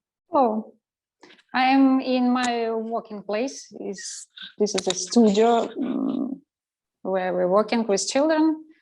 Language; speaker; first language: English; non-native, learner; Russian